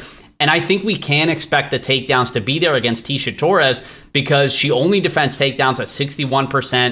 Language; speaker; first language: English; native; English